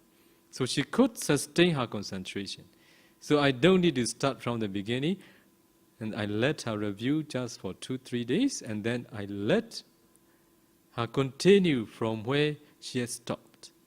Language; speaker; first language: English; non-native, fluent; Burmese